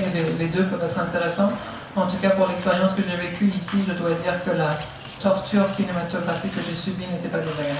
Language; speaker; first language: French; native; French